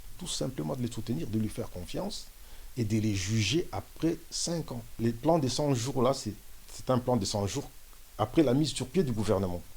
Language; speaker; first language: French; non-native, local second language; Lingala